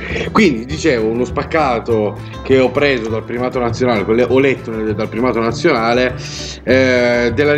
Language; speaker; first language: Italian; native; Italian